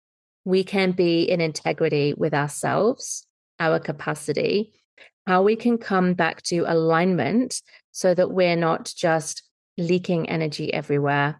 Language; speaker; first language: English; native; English